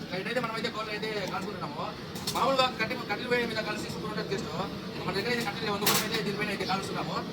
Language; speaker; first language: Telugu; non-native, local second language; Urdu